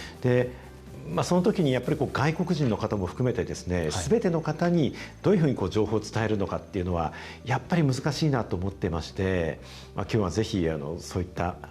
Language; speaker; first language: Japanese; native; Japanese